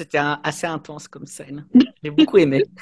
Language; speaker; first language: French; native; French